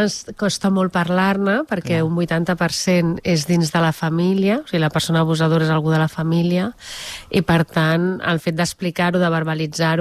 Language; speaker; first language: Catalan; native; Catalan